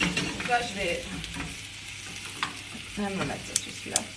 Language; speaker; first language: French; non-native, fluent; English